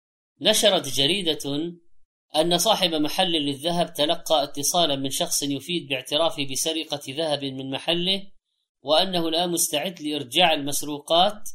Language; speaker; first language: Arabic; native; Arabic